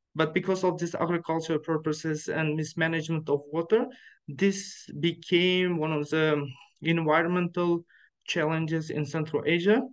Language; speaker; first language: English; non-native, fluent; Uzbek